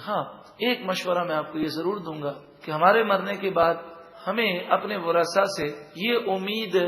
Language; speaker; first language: Urdu; native; Urdu